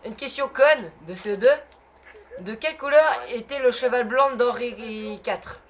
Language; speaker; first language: French; native; French